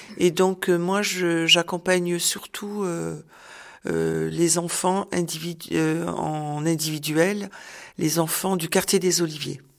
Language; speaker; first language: French; native; French